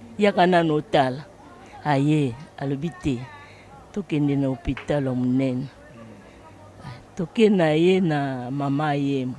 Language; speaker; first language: Lingala; non-native, local second language; Luba-Lulua